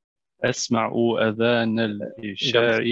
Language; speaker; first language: Arabic; non-native, learner; German